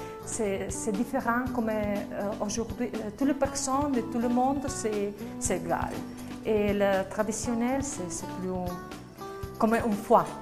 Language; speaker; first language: French; non-native, learner; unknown